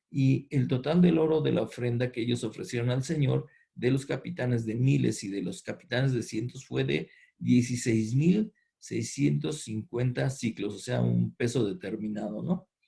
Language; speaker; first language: Spanish; native; Spanish